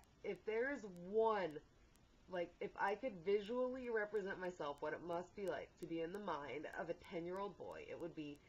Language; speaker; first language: English; native; English